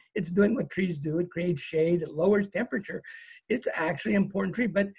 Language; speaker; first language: English; native; English